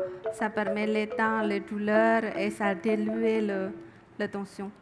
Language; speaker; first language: French; non-native, learner; Indonesian